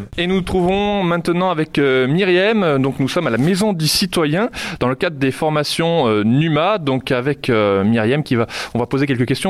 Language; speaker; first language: French; native; French